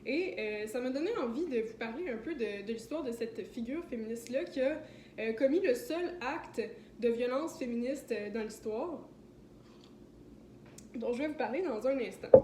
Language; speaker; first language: French; native; French